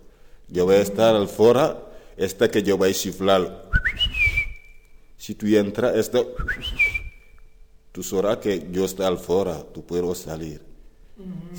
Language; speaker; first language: Spanish; non-native, learner; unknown